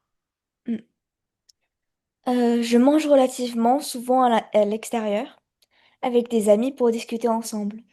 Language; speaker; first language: French; non-native, learner; Chinese